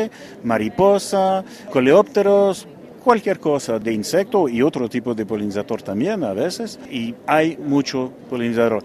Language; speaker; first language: Spanish; non-native, fluent; French